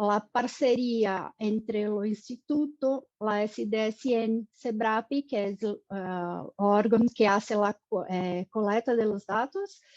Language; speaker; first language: Spanish; non-native, fluent; Portuguese